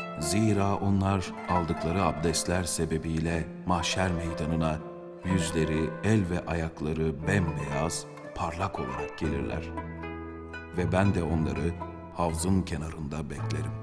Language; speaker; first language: Turkish; native; Turkish